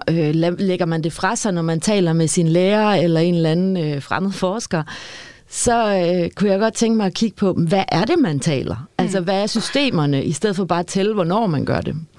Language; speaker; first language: Danish; native; Danish